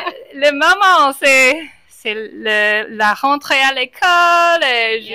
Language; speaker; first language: French; non-native, fluent; English